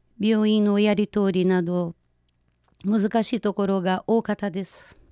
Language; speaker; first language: Japanese; non-native, fluent; Portuguese